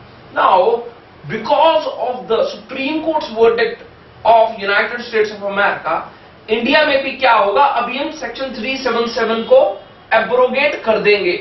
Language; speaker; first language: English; non-native, local second language; Hindi